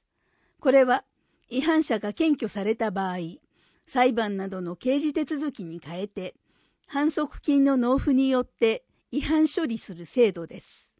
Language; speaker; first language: Japanese; native; Japanese